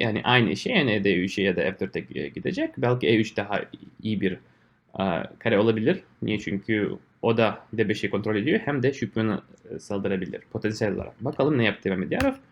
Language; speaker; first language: Turkish; non-native, fluent; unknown